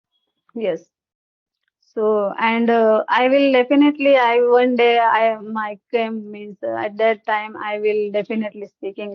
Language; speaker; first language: English; non-native, learner; Hindi